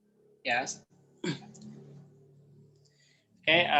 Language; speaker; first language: English; non-native, learner; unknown